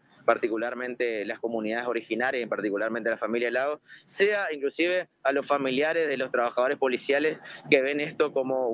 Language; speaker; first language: Spanish; native; Spanish